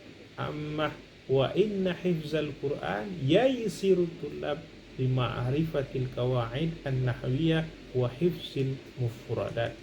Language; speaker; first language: Arabic; non-native, fluent; Indonesian